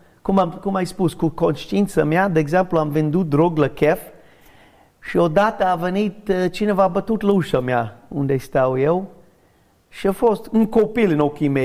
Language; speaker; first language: Romanian; non-native, learner; English